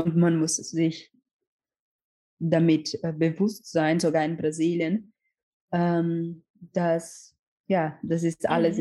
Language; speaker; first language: German; non-native, learner; Portuguese